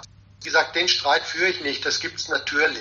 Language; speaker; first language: German; native; German